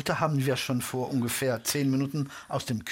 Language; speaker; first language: German; non-native, fluent; French